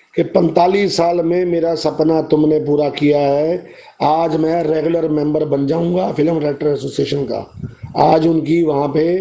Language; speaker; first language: Hindi; native; Hindi